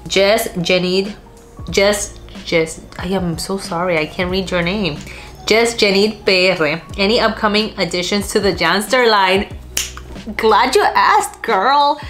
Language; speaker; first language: English; early bilingual, other home language; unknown